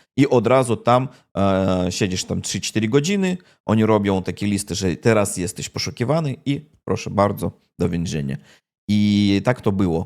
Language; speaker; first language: Polish; non-native, learner; Russian